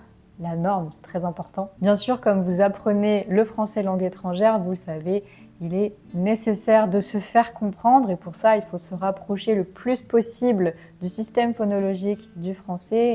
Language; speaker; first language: French; native; French